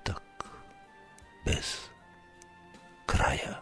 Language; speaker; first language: Serbian; native; Serbian